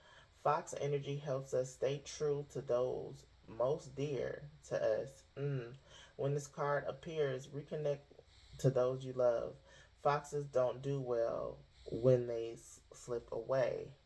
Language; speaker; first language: English; native; English